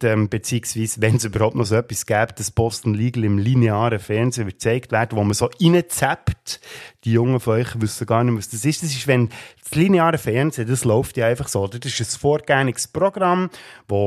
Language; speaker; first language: German; native; German